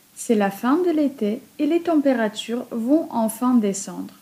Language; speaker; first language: French; non-native, fluent; Polish